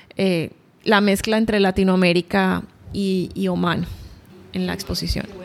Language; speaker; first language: Spanish; native; Spanish